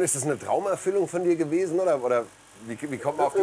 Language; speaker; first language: German; native; German